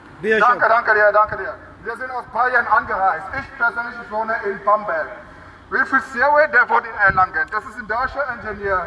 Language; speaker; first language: German; non-native, fluent; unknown